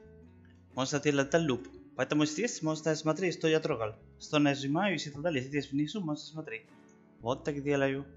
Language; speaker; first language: Russian; non-native, learner; Spanish